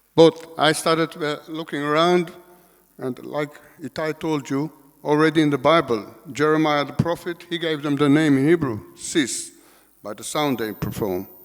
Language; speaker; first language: English; non-native, fluent; Hebrew